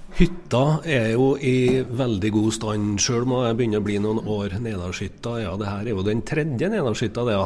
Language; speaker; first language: Norwegian; native; Norwegian